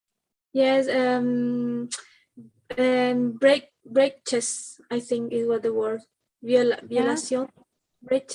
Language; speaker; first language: English; non-native, learner; Spanish